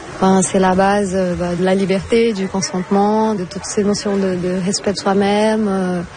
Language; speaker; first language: French; non-native, fluent; Portuguese